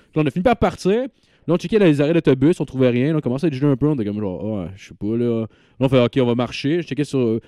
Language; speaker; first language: French; native; French